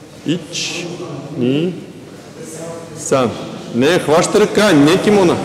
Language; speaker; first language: Bulgarian; non-native, learner; Russian